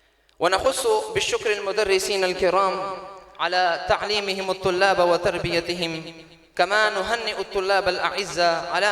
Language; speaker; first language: Arabic; non-native, learner; Urdu